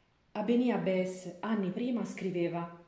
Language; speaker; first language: Italian; native; Italian